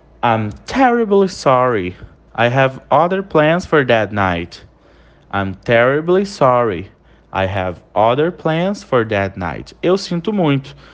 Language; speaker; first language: English; non-native, fluent; Portuguese